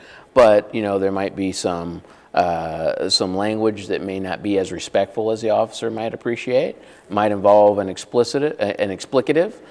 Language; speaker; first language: English; native; English